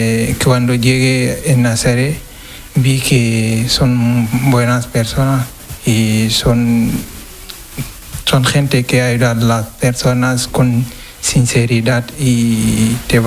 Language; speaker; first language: Spanish; non-native, learner; Wolof